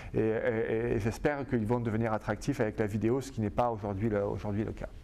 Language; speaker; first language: French; native; French